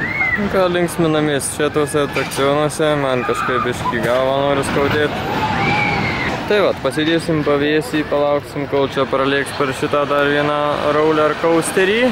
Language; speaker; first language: Lithuanian; native; Lithuanian